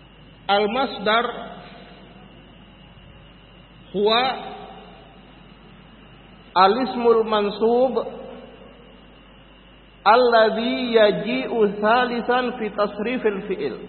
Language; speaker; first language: Arabic; non-native, fluent; Indonesian